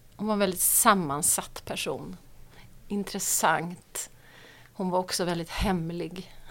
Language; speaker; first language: Swedish; native; Swedish